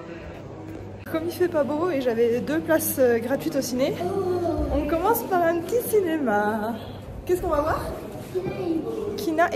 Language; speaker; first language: French; native; French